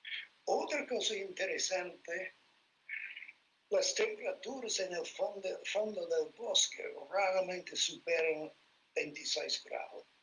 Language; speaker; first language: Spanish; non-native, fluent; English